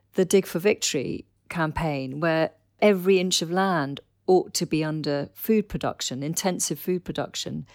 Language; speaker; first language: English; native; English